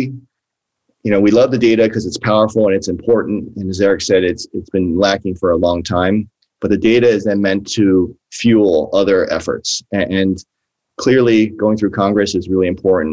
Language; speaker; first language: English; native; English